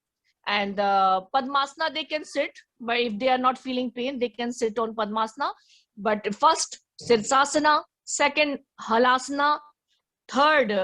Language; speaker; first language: English; non-native, learner; Hindi